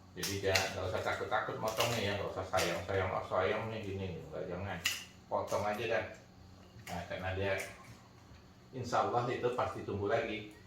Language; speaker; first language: Indonesian; native; Indonesian